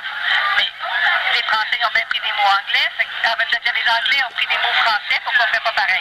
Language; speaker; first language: French; native; French